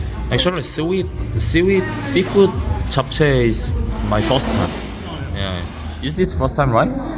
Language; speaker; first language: English; non-native, learner; Korean